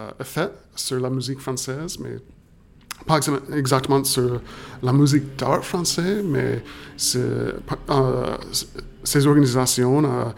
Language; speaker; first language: French; non-native, fluent; English